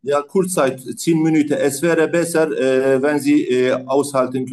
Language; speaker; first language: German; non-native, learner; Turkish